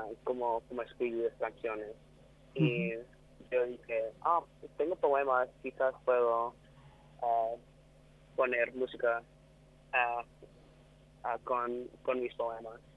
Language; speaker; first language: Spanish; non-native, learner; English